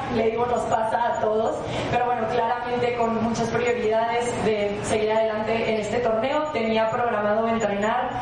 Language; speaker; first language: Spanish; native; Spanish